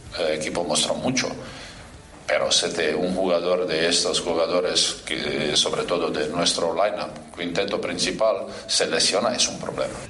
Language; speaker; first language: Spanish; non-native, fluent; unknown